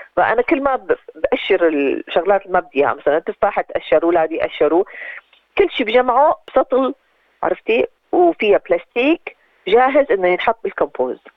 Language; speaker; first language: Arabic; native; Arabic